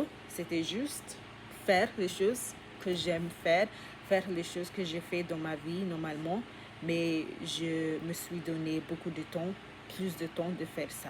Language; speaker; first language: French; non-native, learner; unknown